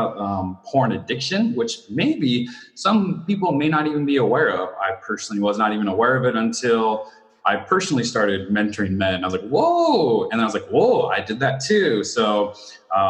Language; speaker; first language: English; native; English